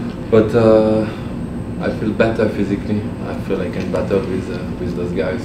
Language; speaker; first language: English; non-native, fluent; French